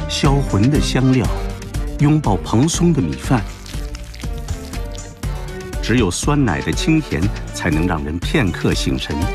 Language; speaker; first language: Chinese; native; Chinese